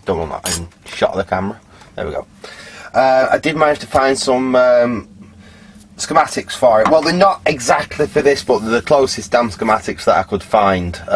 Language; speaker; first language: English; native; English